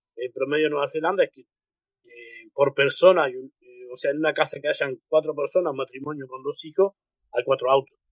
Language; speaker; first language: Spanish; native; Spanish